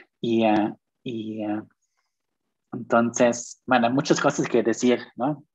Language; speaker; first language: Spanish; non-native, fluent; German